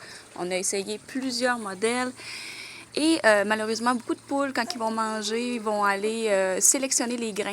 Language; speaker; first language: French; native; French